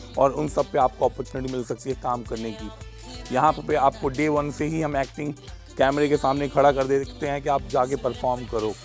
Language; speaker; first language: Hindi; native; Hindi